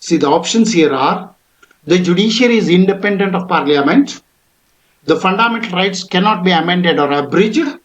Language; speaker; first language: English; non-native, local second language; Kannada